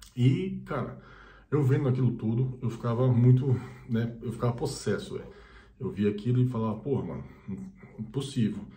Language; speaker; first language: Portuguese; native; Portuguese